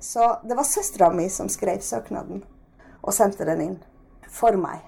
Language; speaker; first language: Norwegian; native; Norwegian